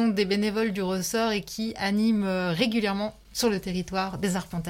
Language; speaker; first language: French; native; French